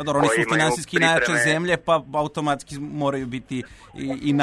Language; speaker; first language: Serbian; native; Serbian